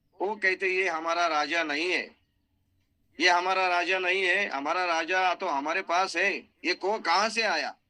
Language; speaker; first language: Hindi; non-native, local second language; Marathi